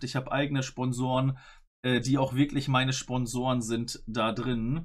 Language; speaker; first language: German; native; German